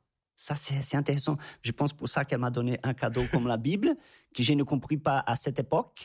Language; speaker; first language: French; non-native, fluent; Portuguese